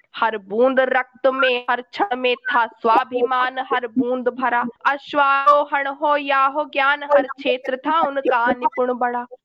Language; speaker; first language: Hindi; native; Hindi